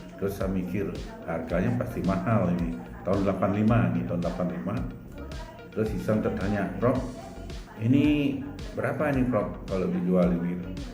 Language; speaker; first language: Indonesian; native; Indonesian